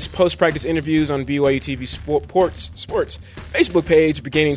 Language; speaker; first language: English; native; English